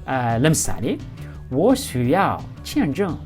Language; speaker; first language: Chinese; non-native, fluent; Amharic